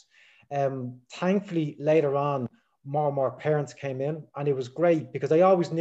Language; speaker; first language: English; native; English